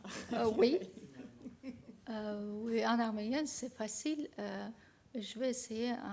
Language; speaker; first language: French; non-native, fluent; Armenian